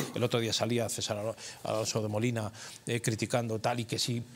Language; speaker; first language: Spanish; native; Spanish